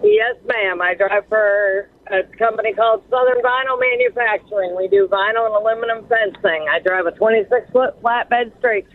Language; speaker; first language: English; native; English